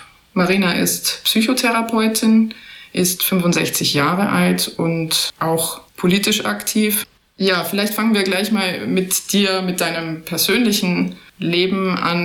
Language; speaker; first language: German; native; German